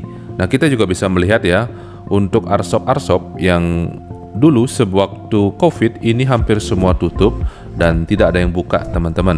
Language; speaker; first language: Indonesian; native; Indonesian